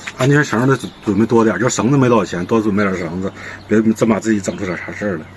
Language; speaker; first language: Chinese; native; Chinese